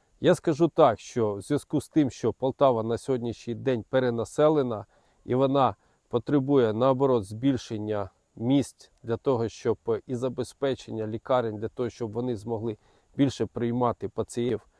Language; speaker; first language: Ukrainian; native; Ukrainian